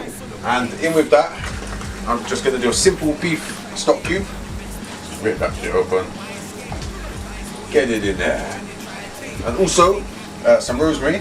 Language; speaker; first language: English; native; English